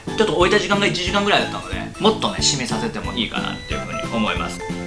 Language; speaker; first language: Japanese; native; Japanese